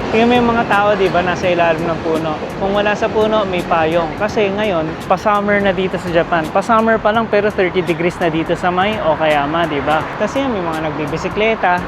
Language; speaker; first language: Filipino; native; Filipino